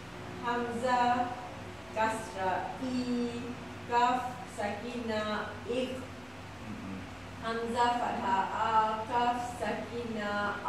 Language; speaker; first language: Arabic; non-native, learner; Malay